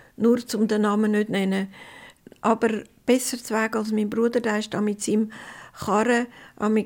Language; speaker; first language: German; native; German